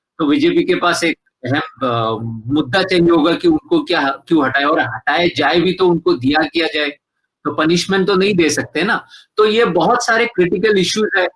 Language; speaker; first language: Hindi; non-native, local second language; Assamese